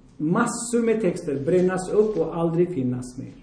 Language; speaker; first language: Swedish; non-native, fluent; Armenian